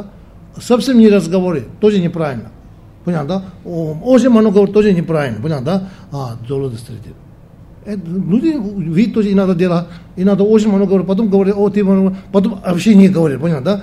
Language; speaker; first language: Russian; non-native, learner; Tibetan